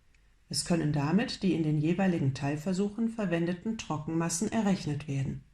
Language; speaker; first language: German; native; German